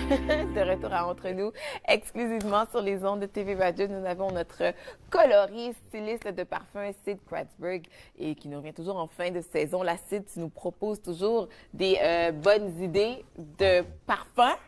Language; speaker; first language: French; native; French